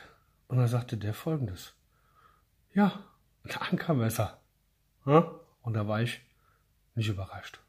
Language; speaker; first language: German; native; German